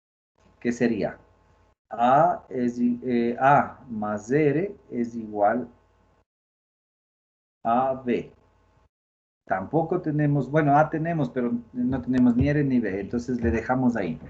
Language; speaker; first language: Spanish; native; Spanish